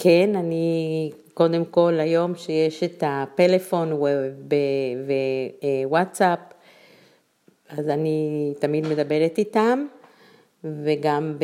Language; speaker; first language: Hebrew; non-native, fluent; Spanish